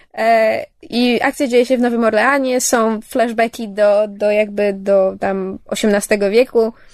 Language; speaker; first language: Polish; early bilingual, heritage; English